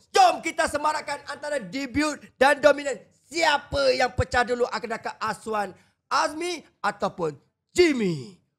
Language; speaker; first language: Malay; native; Malay